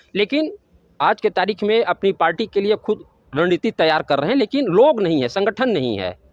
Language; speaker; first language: Hindi; native; Hindi